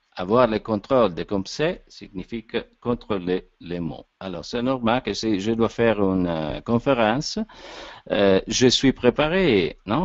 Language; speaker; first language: French; non-native, learner; Italian